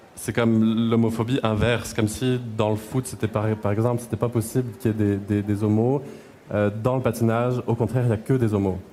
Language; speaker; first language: French; native; French